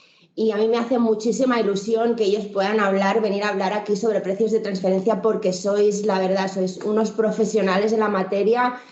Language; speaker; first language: Spanish; native; Spanish